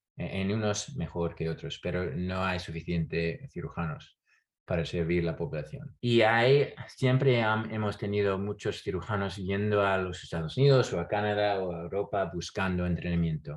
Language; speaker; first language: Spanish; non-native, fluent; English